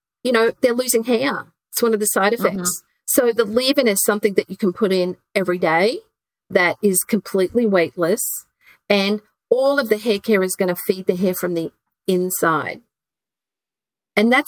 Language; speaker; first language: English; native; English